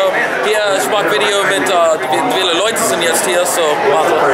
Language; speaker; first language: German; non-native, learner; English